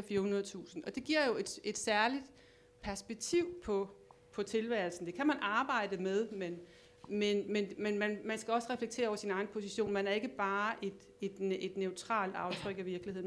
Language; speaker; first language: Danish; native; Danish